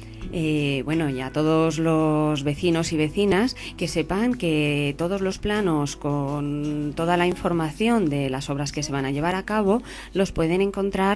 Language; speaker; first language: Spanish; native; Spanish